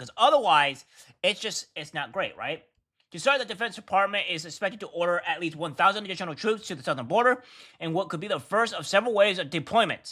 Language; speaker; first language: English; native; English